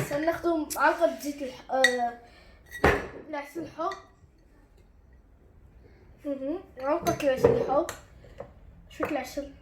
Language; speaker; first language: Arabic; native; Arabic